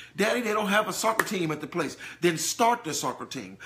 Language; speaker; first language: English; native; English